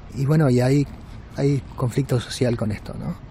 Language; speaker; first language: Spanish; native; Spanish